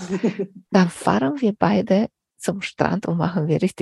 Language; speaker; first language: German; non-native, fluent; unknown